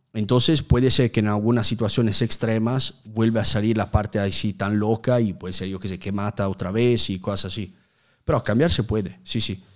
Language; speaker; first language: Spanish; non-native, fluent; Italian